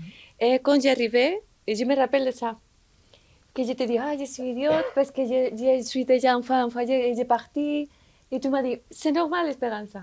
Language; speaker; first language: French; non-native, learner; Spanish